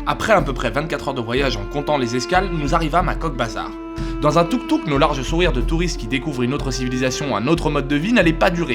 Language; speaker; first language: French; native; French